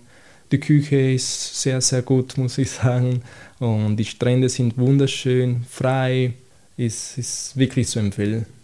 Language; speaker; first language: German; non-native, fluent; Italian